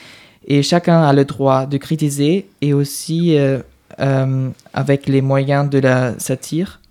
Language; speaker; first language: French; non-native, fluent; German